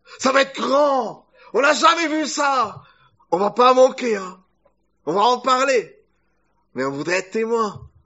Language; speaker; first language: French; non-native, fluent; German